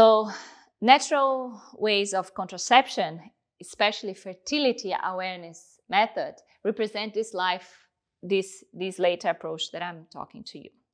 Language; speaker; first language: English; non-native, fluent; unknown